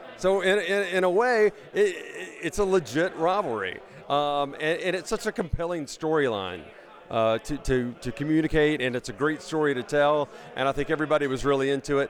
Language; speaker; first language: English; native; English